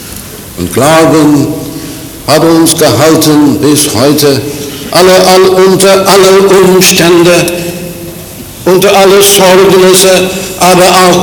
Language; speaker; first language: German; non-native, fluent; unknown